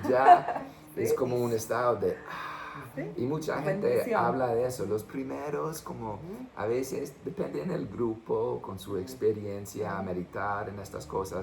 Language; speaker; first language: Spanish; non-native, fluent; English